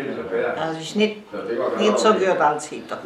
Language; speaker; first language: German; early bilingual, heritage; German